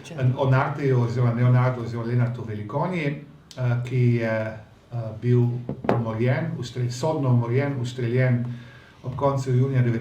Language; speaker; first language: Slovenian; native; Slovenian